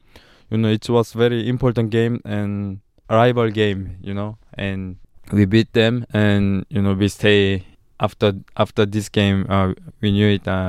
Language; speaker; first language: English; non-native, learner; Korean